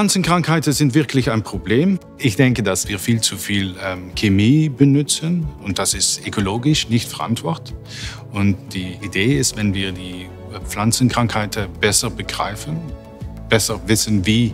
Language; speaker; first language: German; non-native, fluent; Dutch